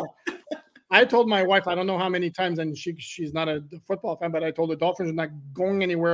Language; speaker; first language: English; native; English